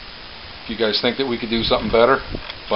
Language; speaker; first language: English; native; English